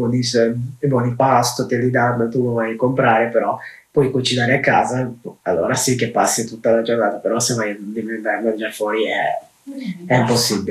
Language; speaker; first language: Italian; non-native, fluent; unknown